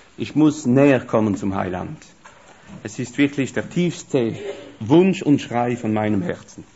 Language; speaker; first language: German; non-native, fluent; French